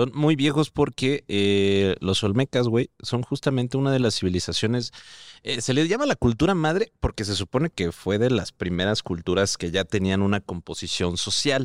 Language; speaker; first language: Spanish; native; Spanish